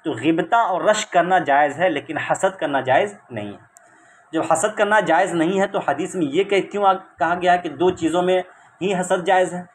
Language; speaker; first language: Urdu; native; Urdu